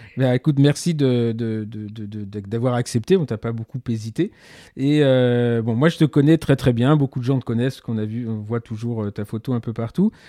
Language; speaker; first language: French; native; French